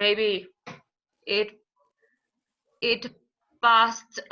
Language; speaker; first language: English; non-native, learner; Spanish